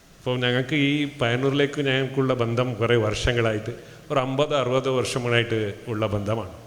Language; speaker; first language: Malayalam; non-native, local second language; Tulu